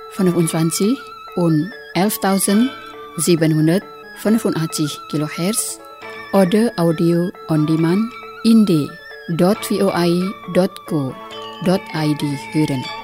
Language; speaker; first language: German; non-native, fluent; Indonesian